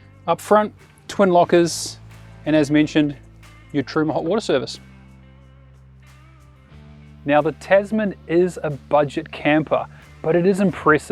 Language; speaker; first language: English; native; English